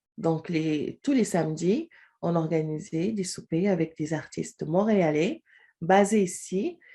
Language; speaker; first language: French; non-native, local second language; Wolof